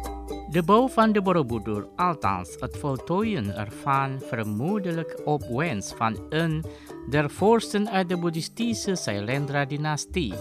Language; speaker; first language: Dutch; non-native, fluent; Indonesian